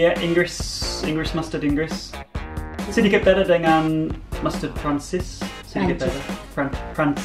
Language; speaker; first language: Indonesian; non-native, learner; English